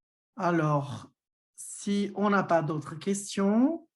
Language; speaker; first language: French; non-native, fluent; Portuguese